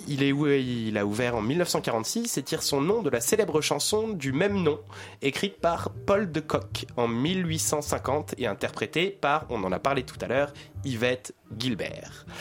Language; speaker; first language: French; native; French